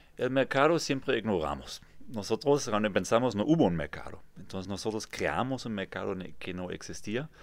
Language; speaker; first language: Spanish; non-native, fluent; German